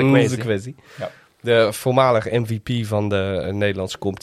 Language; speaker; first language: Dutch; native; Dutch